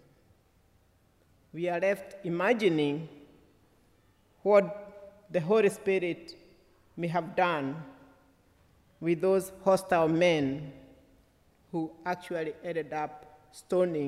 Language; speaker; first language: English; non-native, local second language; Kikuyu